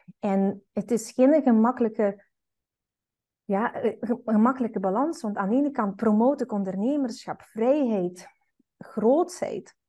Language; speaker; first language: Dutch; non-native, fluent; Russian